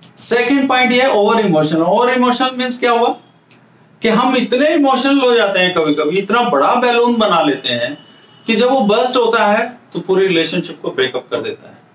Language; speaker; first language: Hindi; native; Hindi